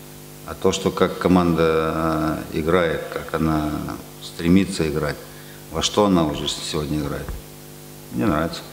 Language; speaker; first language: Russian; native; Russian